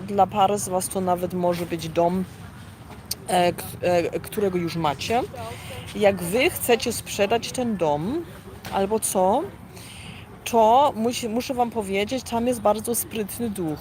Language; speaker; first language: Polish; early bilingual, heritage; Polish